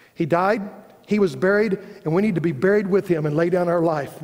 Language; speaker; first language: English; native; English